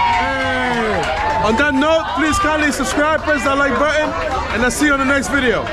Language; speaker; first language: English; native; English